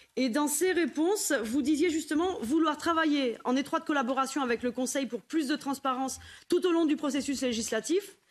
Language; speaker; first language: French; native; French